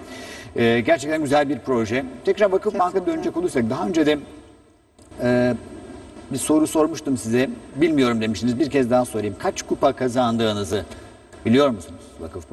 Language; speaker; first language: Turkish; native; Turkish